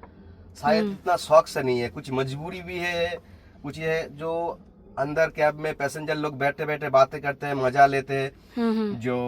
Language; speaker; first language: Hindi; non-native, local second language; Bangla